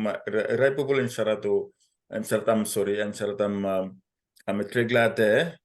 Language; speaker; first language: Welsh; non-native, fluent; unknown